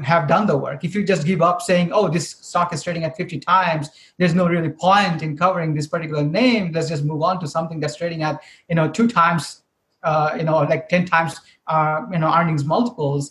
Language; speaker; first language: English; non-native, local second language; Bangla